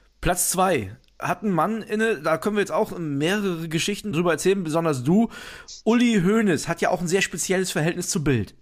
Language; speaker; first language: German; native; German